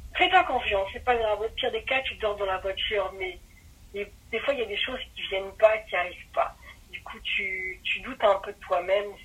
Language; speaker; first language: French; early bilingual, other home language; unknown